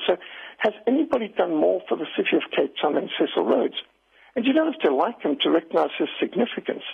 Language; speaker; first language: English; native; English